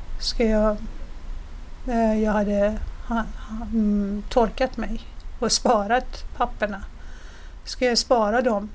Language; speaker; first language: Swedish; non-native, fluent; Persian